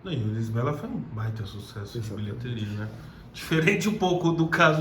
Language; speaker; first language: Portuguese; native; Portuguese